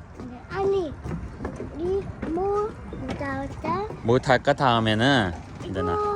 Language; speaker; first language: Korean; native; Korean